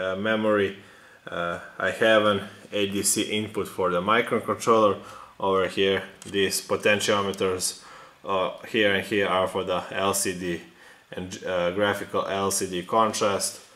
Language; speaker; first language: English; non-native, fluent; Serbian